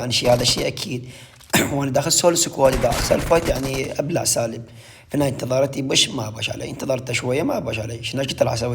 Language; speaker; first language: Arabic; native; Arabic